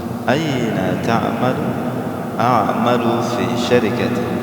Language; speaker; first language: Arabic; non-native, fluent; Indonesian